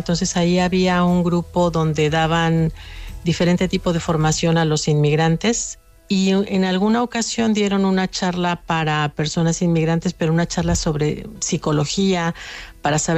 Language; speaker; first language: Spanish; native; Spanish